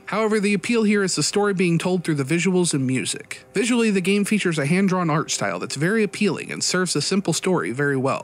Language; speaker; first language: English; native; English